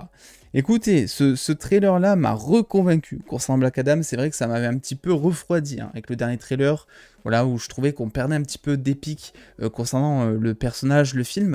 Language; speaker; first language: French; native; French